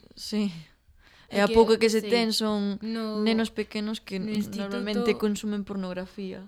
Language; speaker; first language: Galician; native; Galician